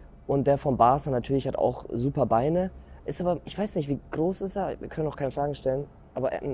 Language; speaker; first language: German; native; German